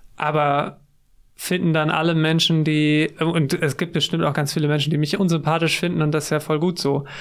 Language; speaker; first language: German; native; German